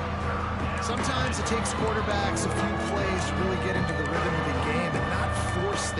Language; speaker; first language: English; native; English